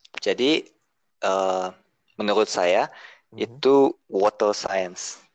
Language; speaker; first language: Indonesian; early bilingual, heritage; Indonesian